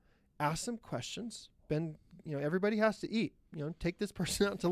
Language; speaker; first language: English; native; English